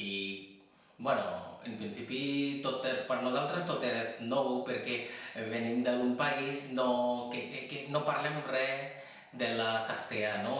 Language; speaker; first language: Catalan; non-native, fluent; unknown